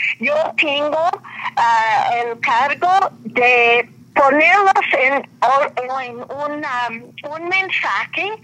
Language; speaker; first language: Spanish; non-native, fluent; English